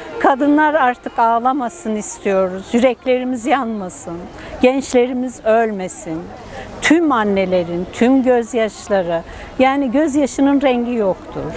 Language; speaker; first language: Turkish; non-native, local second language; Kurdish